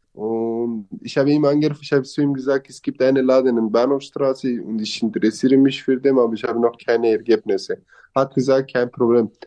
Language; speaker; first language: German; non-native, fluent; Kurdish